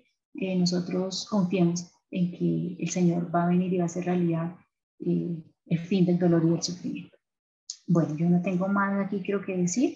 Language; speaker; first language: Spanish; native; Spanish